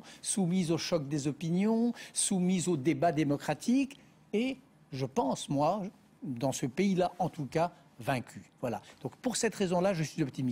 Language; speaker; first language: French; native; French